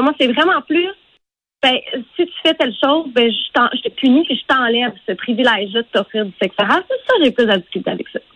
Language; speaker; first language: French; native; French